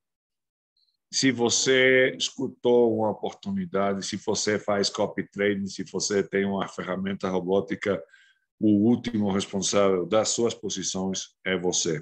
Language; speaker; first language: Portuguese; non-native, fluent; Spanish